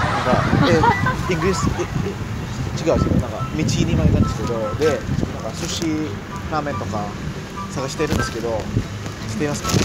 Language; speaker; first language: Japanese; non-native, fluent; Indonesian